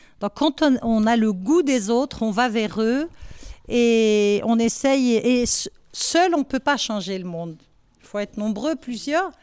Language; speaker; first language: French; non-native, local second language; Arabic